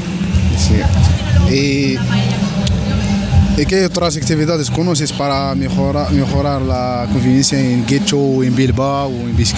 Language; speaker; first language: Spanish; non-native, learner; Arabic